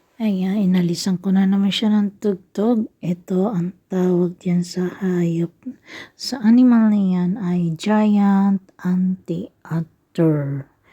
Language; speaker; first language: Filipino; native; Filipino